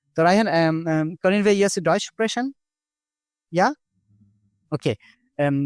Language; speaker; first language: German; non-native, fluent; Bangla